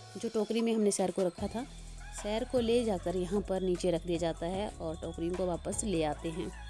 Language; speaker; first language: Hindi; native; Hindi